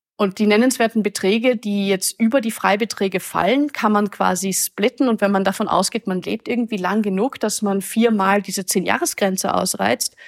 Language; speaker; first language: German; native; German